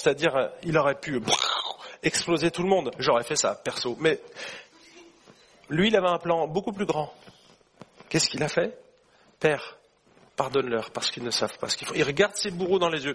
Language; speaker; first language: French; native; French